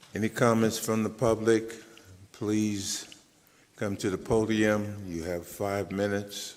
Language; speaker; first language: English; native; English